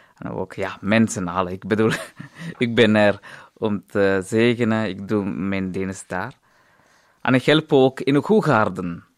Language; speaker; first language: Dutch; non-native, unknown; Tamil